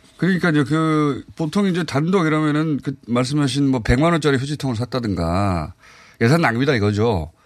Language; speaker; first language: Korean; native; Korean